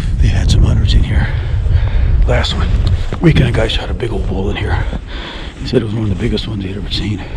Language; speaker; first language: English; native; English